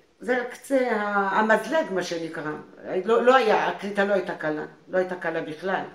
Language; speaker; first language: Hebrew; non-native, fluent; French